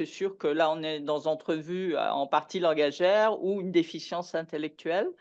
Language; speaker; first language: French; native; French